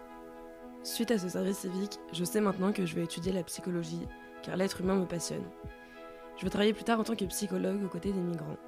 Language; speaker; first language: French; native; French